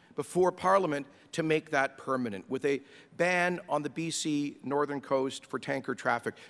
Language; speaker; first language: English; native; English